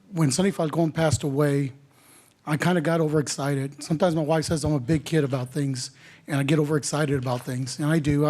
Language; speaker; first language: English; native; English